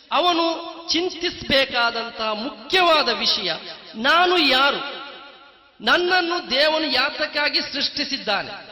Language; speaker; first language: Kannada; non-native, local second language; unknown